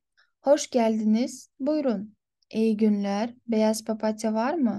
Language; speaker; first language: Turkish; non-native, fluent; Kyrgyz